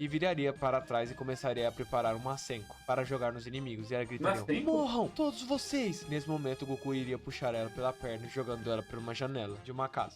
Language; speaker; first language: Portuguese; native; Portuguese